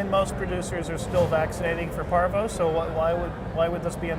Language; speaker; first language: English; native; English